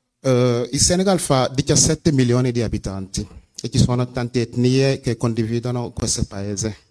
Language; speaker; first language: Italian; non-native, fluent; Wolof